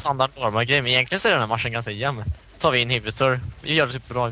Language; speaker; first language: Swedish; native; Swedish